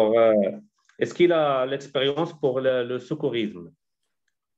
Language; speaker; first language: French; non-native, learner; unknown